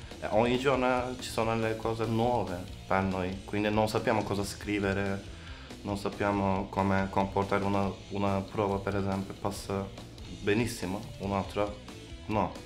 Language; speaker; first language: Italian; non-native, learner; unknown